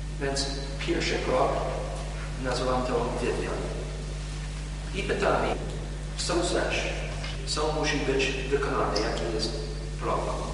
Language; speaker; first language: Polish; non-native, learner; English